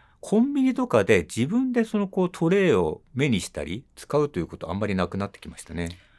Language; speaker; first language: Japanese; native; Japanese